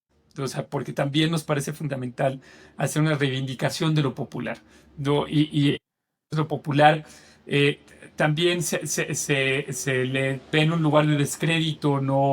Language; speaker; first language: Spanish; native; Spanish